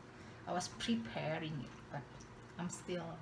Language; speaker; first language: English; non-native, learner; Indonesian